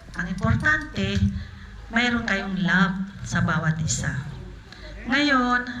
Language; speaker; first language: Filipino; non-native, local second language; Bikol